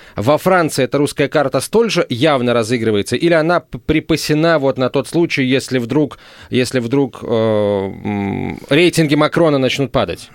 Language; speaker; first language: Russian; native; Russian